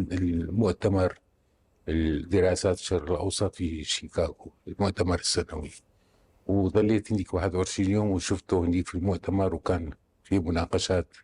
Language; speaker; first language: Arabic; native; Arabic